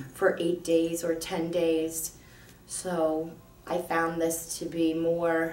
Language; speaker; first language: English; native; English